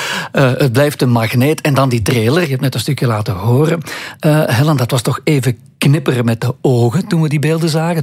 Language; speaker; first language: Dutch; native; Dutch